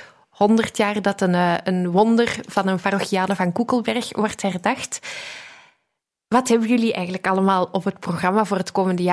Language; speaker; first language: Dutch; native; Dutch